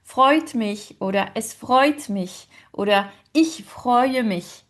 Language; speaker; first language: German; non-native, fluent; French